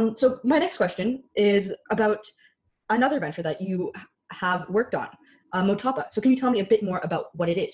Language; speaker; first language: English; native; English